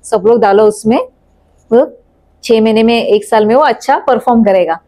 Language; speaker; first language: Hindi; non-native, local second language; Marathi